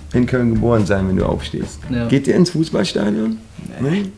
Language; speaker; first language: German; native; German